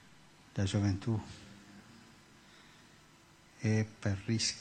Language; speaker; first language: Italian; early bilingual, heritage; Spanish